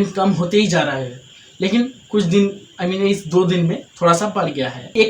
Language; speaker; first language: Hindi; non-native, local second language; Bangla